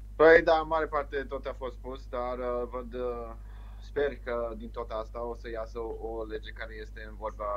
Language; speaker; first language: Romanian; early bilingual, heritage; Romanian